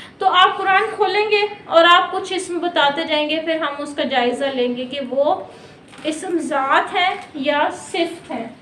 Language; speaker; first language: Urdu; native; Urdu